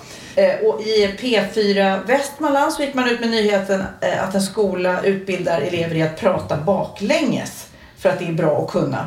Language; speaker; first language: Swedish; native; Swedish